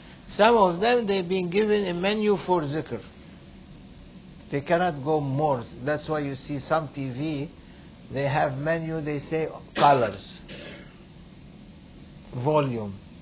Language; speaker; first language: English; non-native, fluent; Arabic